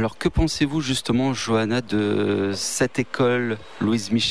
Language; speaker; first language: French; native; French